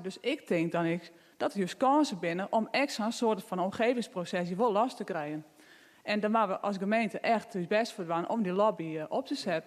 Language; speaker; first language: Dutch; non-native, local second language; Western Frisian